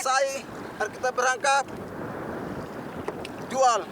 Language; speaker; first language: Indonesian; non-native, local second language; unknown